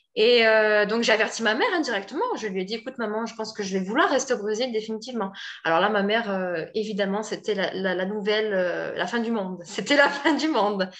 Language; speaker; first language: French; native; French